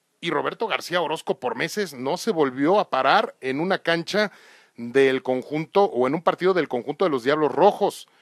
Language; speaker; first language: Spanish; native; Spanish